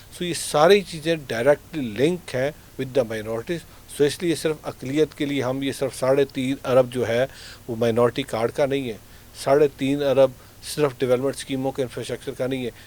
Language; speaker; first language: Urdu; non-native, local second language; Punjabi